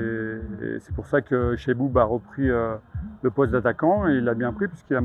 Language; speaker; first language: French; native; French